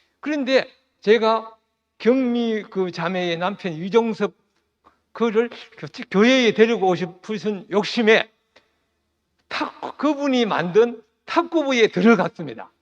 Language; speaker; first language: Korean; native; Korean